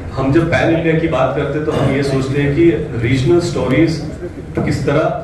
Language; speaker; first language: Hindi; non-native, local second language; Marathi